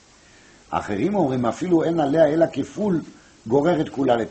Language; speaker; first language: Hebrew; non-native, fluent; French